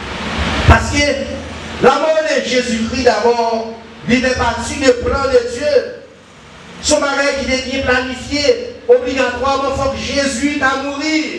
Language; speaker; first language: French; non-native, learner; Haitian Creole